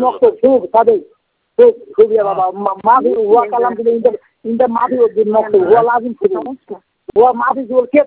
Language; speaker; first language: Arabic; non-native, learner; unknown